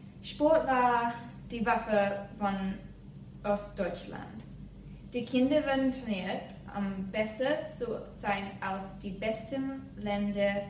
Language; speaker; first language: German; non-native, learner; English